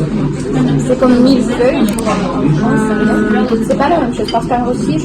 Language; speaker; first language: French; non-native, fluent; Russian